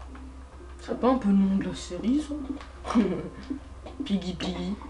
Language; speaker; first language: French; native; French